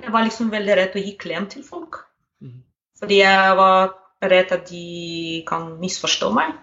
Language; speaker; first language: Norwegian; non-native, fluent; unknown